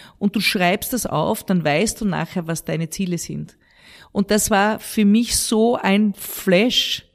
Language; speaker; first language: German; native; German